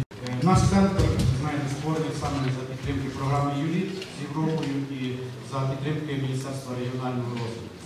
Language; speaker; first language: Ukrainian; native; Ukrainian